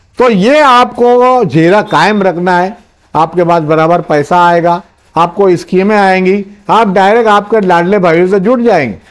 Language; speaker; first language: Hindi; native; Hindi